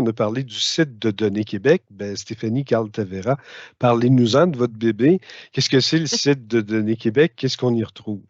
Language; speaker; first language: French; native; French